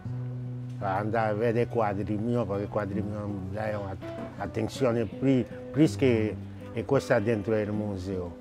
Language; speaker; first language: Italian; non-native, learner; Haitian Creole